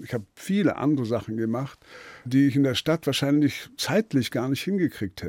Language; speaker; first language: German; native; German